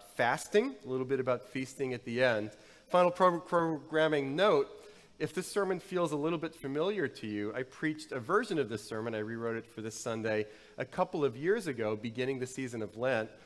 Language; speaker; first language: English; native; English